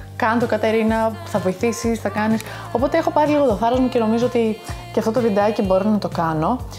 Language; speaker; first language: Greek; early bilingual, heritage; Greek